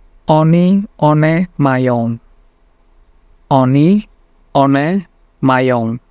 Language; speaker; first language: Polish; non-native, fluent; Indonesian